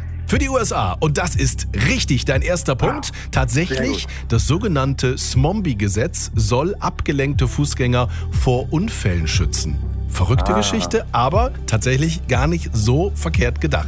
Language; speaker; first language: German; native; German